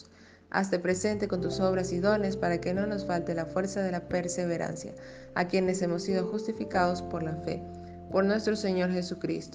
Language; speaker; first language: Spanish; native; Spanish